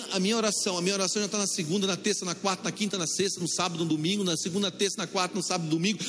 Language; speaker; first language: Portuguese; native; Portuguese